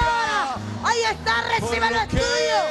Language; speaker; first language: Spanish; native; Spanish